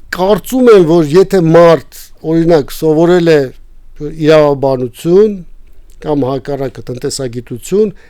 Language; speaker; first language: Armenian; native; Armenian